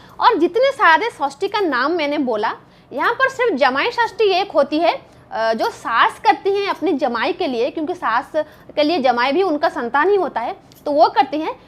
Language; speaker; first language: Hindi; non-native, local second language; Bangla